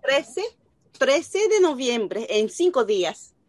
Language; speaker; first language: Spanish; non-native, learner; Japanese